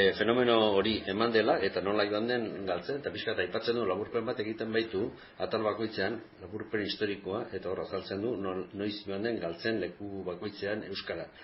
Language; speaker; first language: Basque; native; Basque